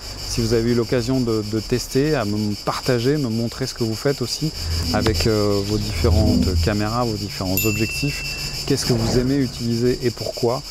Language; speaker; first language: French; native; French